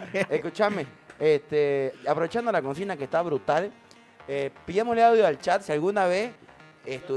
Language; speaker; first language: Spanish; native; Spanish